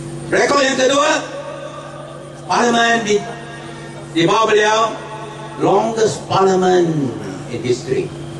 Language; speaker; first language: Malay; non-native, local second language; Chinese